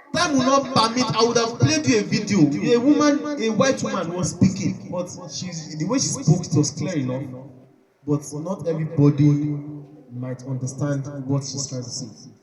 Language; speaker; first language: English; non-native, local second language; Yoruba